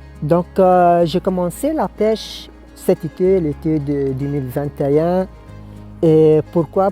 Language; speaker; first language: French; non-native, local second language; Arabic